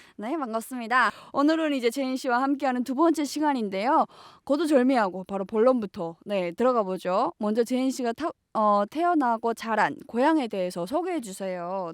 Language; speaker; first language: Korean; native; Korean